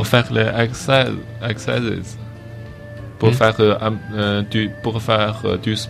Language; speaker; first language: French; non-native, learner; Chinese